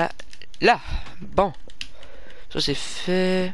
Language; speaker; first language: French; native; French